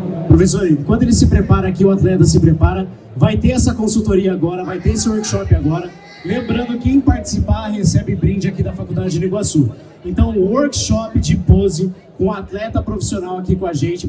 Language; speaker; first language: Portuguese; native; Portuguese